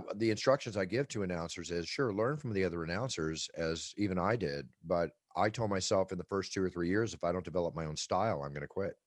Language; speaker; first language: English; native; English